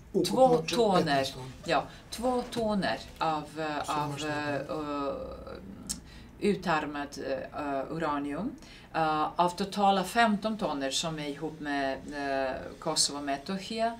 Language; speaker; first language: Swedish; non-native, fluent; Serbian